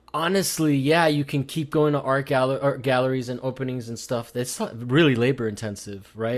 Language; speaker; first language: English; early bilingual, other home language; Spanish